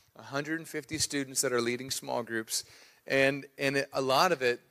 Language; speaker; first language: English; native; English